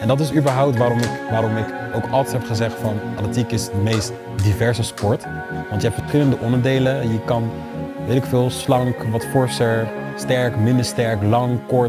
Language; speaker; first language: Dutch; native; Dutch